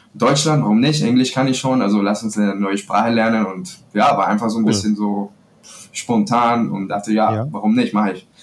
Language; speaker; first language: German; non-native, fluent; Spanish